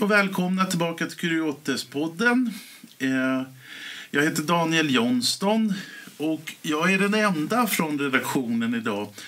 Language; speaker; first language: Swedish; native; Swedish